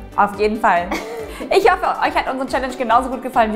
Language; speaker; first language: German; native; German